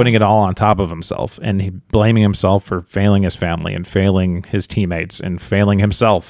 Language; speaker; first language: English; native; English